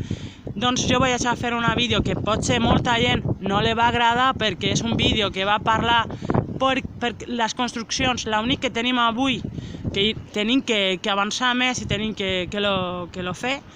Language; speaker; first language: Catalan; non-native, local second language; Spanish